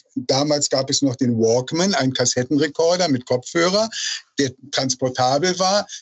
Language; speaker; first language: German; native; German